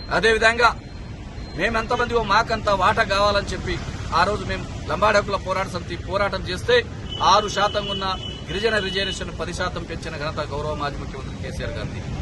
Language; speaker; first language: Telugu; non-native, local second language; Lambadi